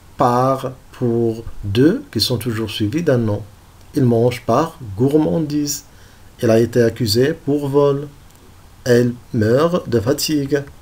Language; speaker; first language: French; non-native, local second language; Arabic